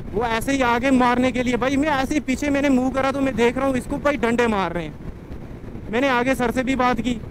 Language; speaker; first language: Hindi; native; Hindi